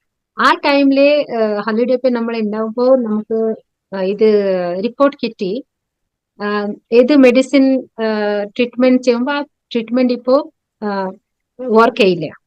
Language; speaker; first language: Malayalam; non-native, local second language; Odia